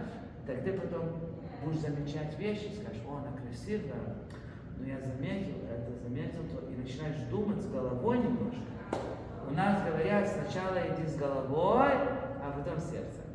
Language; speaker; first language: Russian; non-native, fluent; English